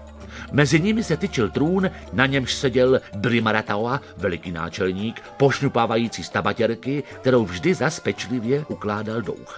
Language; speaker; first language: Czech; native; Czech